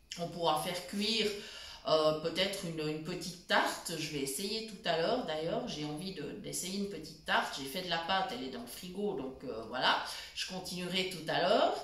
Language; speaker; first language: French; native; French